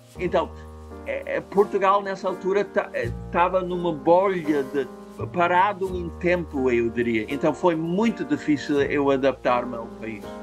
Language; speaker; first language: Portuguese; non-native, fluent; English